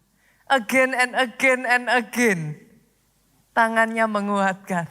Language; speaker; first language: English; non-native, fluent; Indonesian